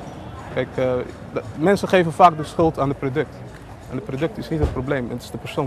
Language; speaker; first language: Dutch; non-native, fluent; Somali